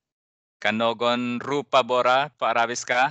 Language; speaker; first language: Swedish; non-native, fluent; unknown